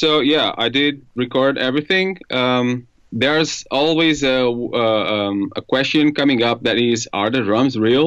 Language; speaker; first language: English; non-native, fluent; Portuguese